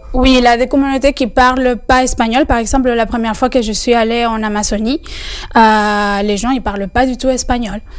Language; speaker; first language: French; non-native, fluent; Spanish